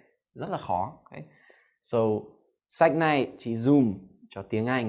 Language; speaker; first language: Vietnamese; non-native, fluent; English